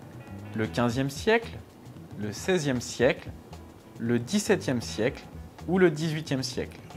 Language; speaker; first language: French; native; French